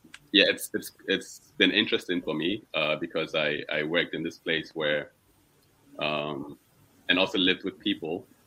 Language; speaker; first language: English; non-native, local second language; Akan